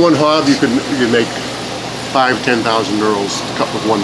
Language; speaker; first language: English; native; English